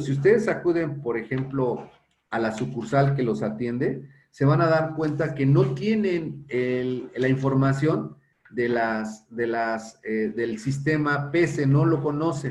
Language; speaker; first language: Spanish; native; Spanish